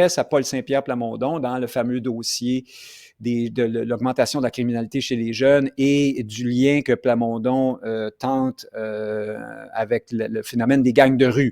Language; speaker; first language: French; native; French